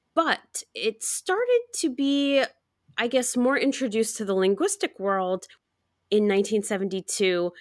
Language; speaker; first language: English; native; English